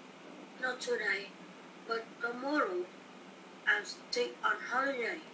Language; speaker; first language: English; non-native, learner; Vietnamese